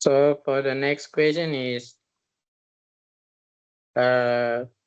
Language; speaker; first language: English; non-native, learner; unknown